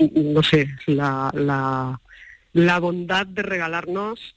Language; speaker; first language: Spanish; native; Spanish